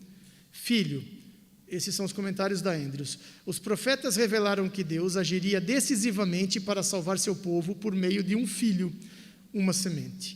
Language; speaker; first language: Portuguese; native; Portuguese